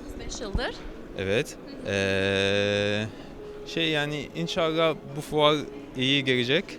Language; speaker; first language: Turkish; non-native, learner; Arabic